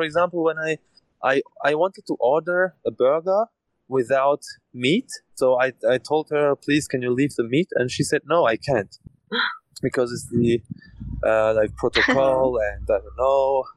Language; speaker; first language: English; non-native, learner; German